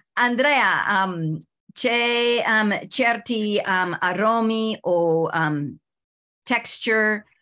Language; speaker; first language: Italian; non-native, learner; English